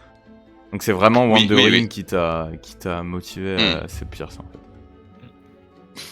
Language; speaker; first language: French; native; French